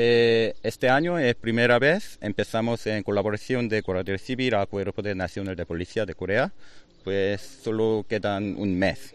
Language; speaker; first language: Spanish; non-native, learner; Korean